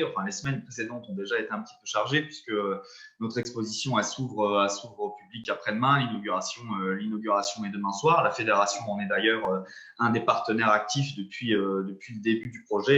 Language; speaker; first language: French; native; French